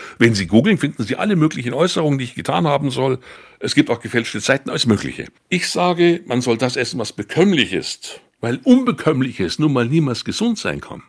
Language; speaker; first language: German; native; German